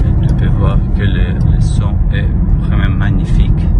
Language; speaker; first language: French; non-native, learner; Spanish